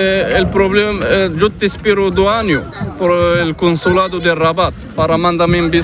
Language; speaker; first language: Spanish; non-native, learner; Arabic